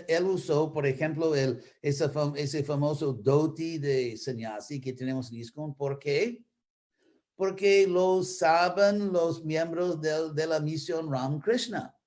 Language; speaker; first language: Spanish; non-native, fluent; English